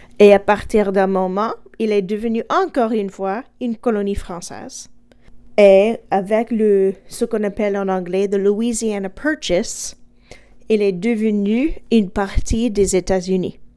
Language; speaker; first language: French; non-native, fluent; English